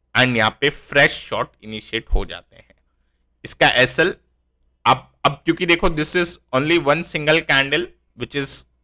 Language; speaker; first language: Hindi; native; Hindi